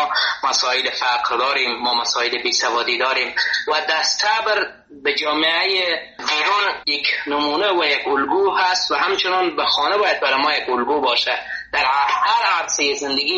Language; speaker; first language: Persian; native; Persian